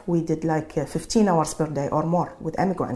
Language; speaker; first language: English; non-native, fluent; Arabic